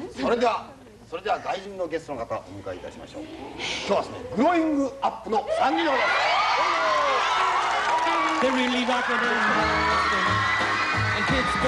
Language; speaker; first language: Japanese; native; Japanese